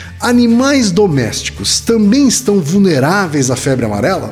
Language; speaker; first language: Portuguese; native; Portuguese